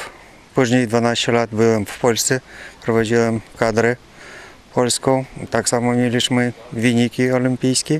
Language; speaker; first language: Polish; non-native, fluent; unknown